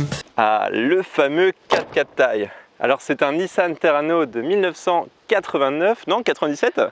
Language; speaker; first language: French; native; French